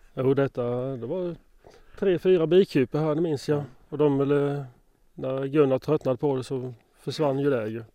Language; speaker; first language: Swedish; native; Swedish